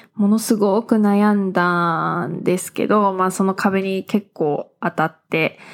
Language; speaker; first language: Japanese; early bilingual, heritage; Japanese